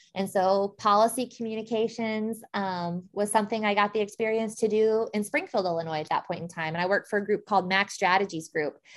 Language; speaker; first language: English; native; English